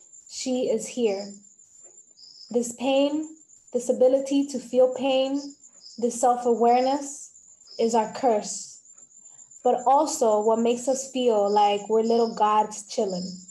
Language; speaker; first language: English; early bilingual, other home language; Spanish